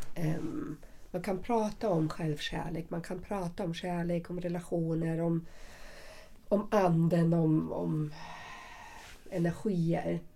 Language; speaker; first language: Swedish; non-native, fluent; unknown